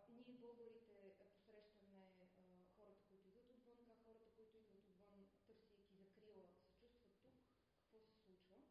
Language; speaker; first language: Bulgarian; native; Bulgarian